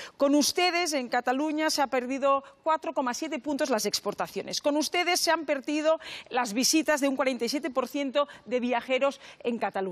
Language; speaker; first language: Spanish; native; Spanish